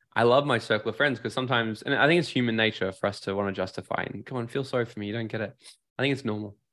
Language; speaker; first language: English; native; English